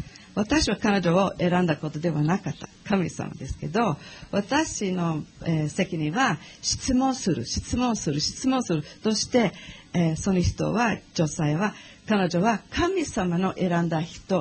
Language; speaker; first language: Japanese; non-native, learner; English